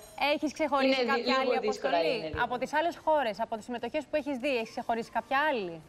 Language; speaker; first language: Greek; native; Greek